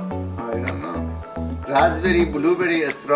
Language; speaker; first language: English; non-native, learner; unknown